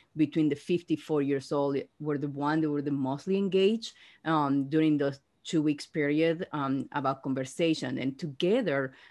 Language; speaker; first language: English; non-native, fluent; Spanish